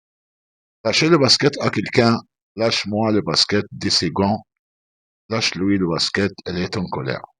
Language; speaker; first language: French; non-native, fluent; Arabic